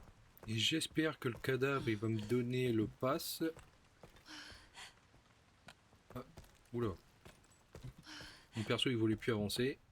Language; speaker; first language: French; native; French